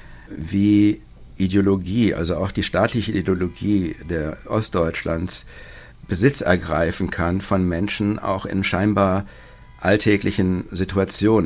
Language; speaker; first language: German; native; German